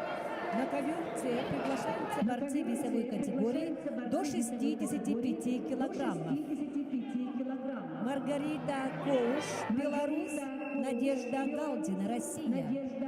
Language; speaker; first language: Russian; native; Russian